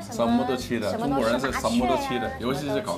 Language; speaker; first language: Chinese; non-native, local second language; Cantonese